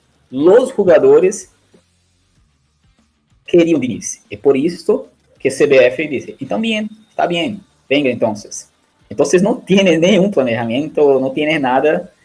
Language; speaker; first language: Spanish; non-native, learner; Portuguese